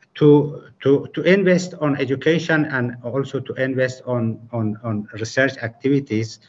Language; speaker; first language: English; non-native, fluent; Persian